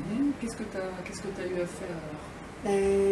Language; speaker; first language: French; native; French